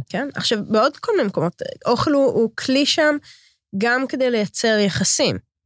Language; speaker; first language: Hebrew; native; Hebrew